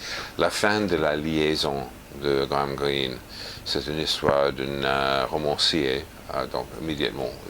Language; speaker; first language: French; non-native, fluent; English